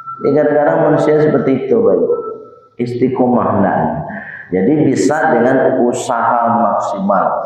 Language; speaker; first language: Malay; non-native, local second language; Minangkabau